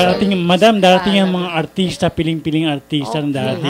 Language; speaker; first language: Filipino; native; Filipino